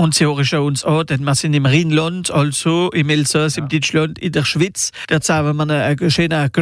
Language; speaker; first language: German; non-native, local second language; Swiss German